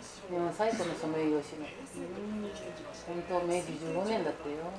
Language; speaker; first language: Japanese; native; Japanese